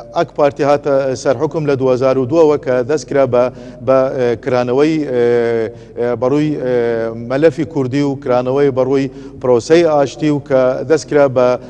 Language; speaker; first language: Central Kurdish; non-native, local second language; Azerbaijani